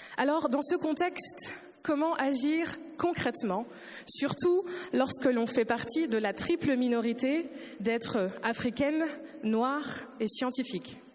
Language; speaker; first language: French; early bilingual, other home language; Lingala